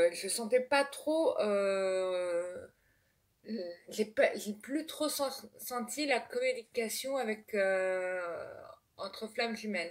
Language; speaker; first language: French; native; French